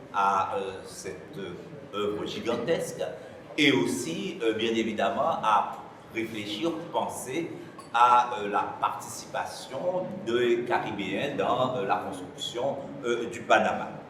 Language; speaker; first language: French; native; French